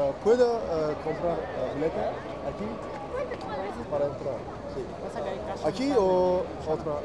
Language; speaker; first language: Spanish; non-native, learner; Turkish